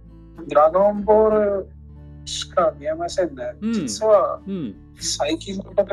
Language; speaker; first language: Japanese; non-native, learner; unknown